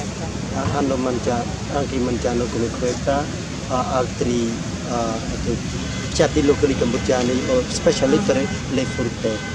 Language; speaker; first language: Italian; non-native, learner; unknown